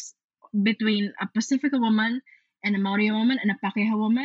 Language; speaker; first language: English; non-native, local second language; Filipino